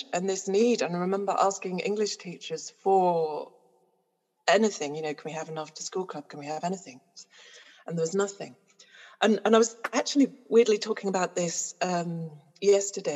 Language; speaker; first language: English; native; English